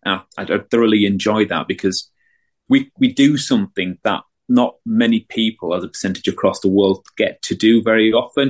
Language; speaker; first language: English; native; English